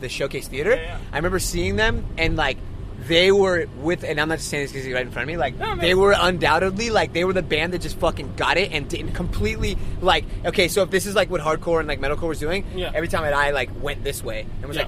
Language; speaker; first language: English; native; English